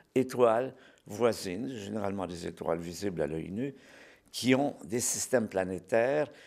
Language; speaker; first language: French; native; French